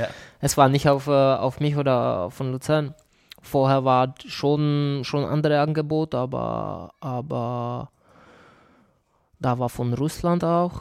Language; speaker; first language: German; non-native, learner; Czech